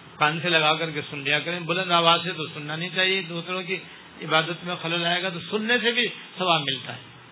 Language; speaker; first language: Urdu; native; Urdu